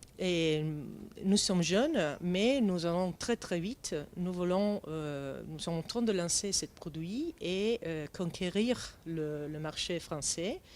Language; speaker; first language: French; non-native, fluent; Italian